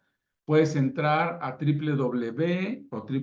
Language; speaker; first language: Spanish; native; Spanish